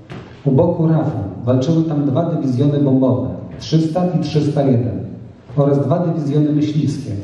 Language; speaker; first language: Polish; native; Polish